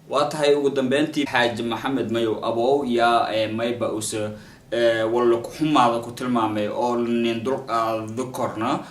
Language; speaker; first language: Somali; non-native, local second language; Maay